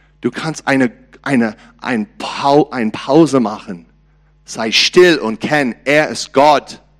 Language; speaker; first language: German; non-native, learner; English